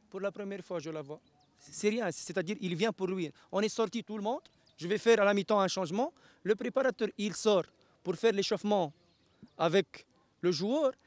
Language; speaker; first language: French; non-native, local second language; Arabic